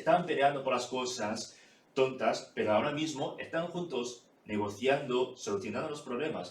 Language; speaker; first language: Spanish; non-native, fluent; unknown